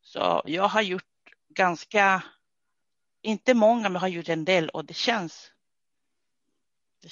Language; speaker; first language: Swedish; non-native, fluent; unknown